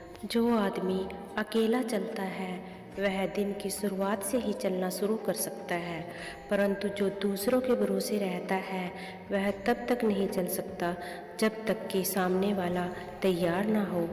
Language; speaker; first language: Hindi; native; Hindi